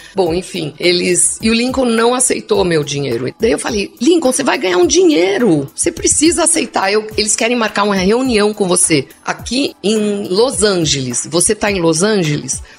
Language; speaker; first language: Portuguese; non-native, local second language; English